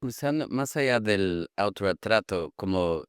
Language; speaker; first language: Spanish; non-native, fluent; English